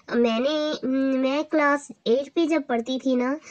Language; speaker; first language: Hindi; non-native, local second language; Bangla